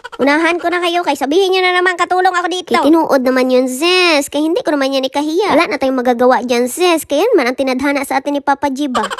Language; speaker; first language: Filipino; non-native, local second language; Cebuano